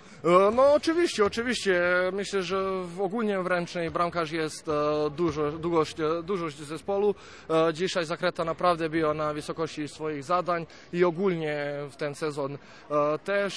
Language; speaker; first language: Polish; non-native, fluent; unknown